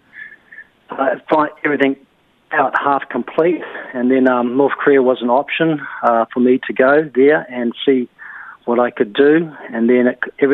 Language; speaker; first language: English; native; English